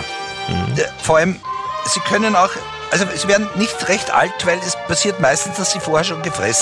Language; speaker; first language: German; native; German